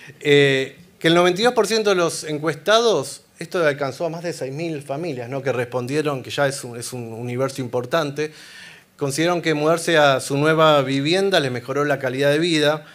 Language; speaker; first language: Spanish; native; Spanish